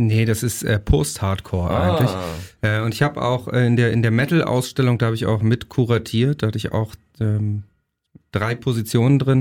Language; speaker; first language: German; non-native, fluent; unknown